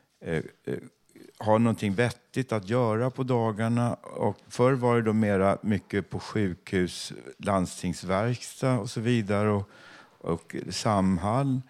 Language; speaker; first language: Swedish; native; Swedish